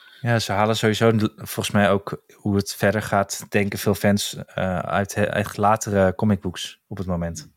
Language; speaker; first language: Dutch; native; Dutch